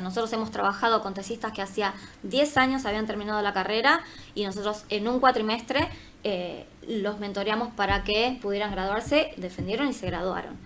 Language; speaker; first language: Spanish; native; Spanish